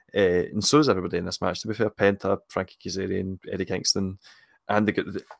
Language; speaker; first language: English; native; English